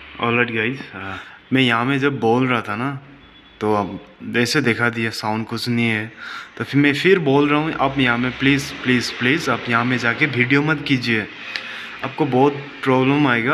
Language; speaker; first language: Hindi; non-native, fluent; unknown